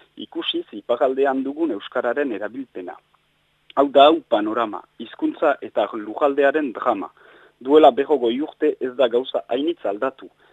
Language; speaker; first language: Basque; native; Basque